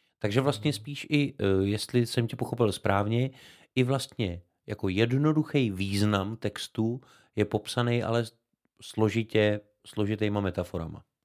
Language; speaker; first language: Czech; native; Czech